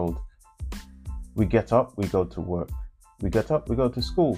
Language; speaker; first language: English; non-native, local second language; Jamaican Creole English